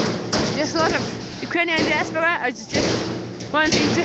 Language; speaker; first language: English; non-native, fluent; Ukrainian